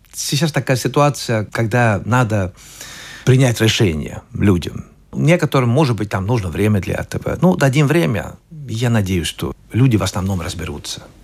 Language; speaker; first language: Russian; non-native, fluent; Swedish